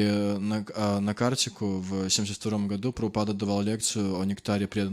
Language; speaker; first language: Russian; native; Russian